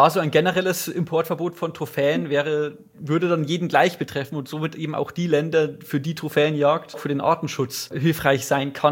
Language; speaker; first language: German; native; German